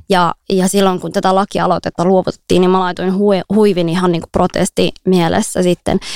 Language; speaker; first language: Finnish; early bilingual, other home language; Somali